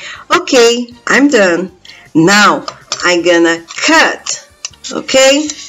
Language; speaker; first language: English; non-native, fluent; Portuguese